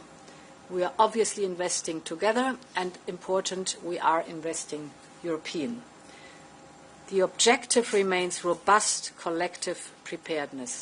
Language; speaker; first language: English; non-native, fluent; German